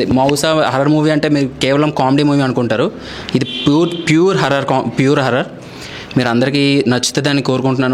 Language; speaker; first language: Telugu; native; Telugu